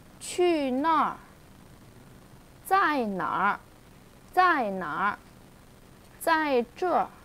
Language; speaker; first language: Chinese; non-native, fluent; Vietnamese